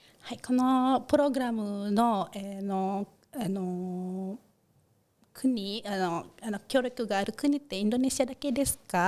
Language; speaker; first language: Japanese; non-native, fluent; Indonesian